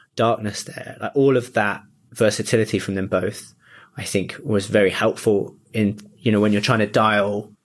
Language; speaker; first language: English; early bilingual, other home language; Japanese